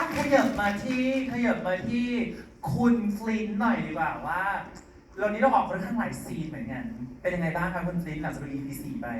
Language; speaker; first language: Thai; native; Thai